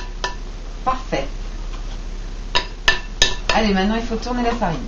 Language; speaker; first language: French; native; French